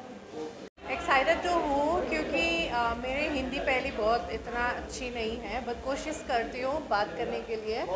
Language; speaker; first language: Hindi; non-native, learner; Indonesian